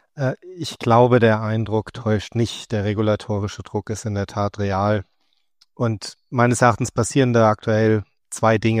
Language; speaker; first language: German; native; German